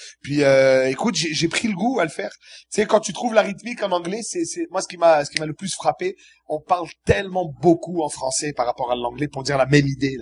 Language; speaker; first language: French; early bilingual, other home language; Arabic